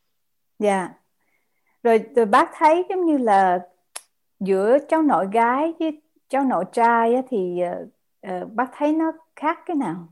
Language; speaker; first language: Vietnamese; native; Vietnamese